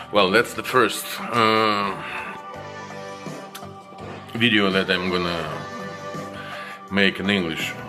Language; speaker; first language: English; non-native, fluent; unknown